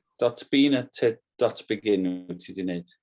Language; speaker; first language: Welsh; native; Welsh